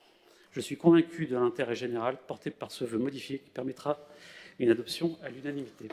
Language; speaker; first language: French; native; French